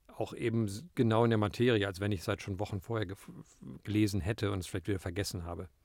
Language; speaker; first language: German; native; German